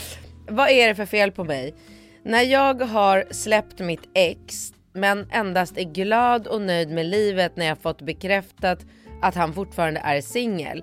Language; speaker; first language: Swedish; native; Swedish